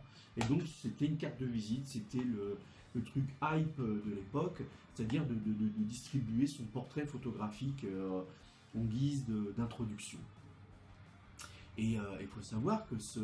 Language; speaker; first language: French; native; French